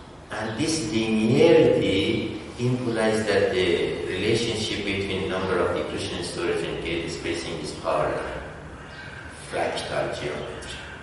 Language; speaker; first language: English; non-native, fluent; Persian